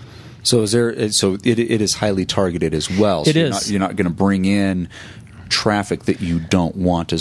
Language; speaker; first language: English; native; English